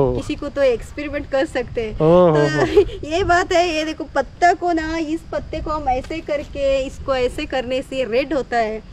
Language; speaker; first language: Hindi; non-native, local second language; Kannada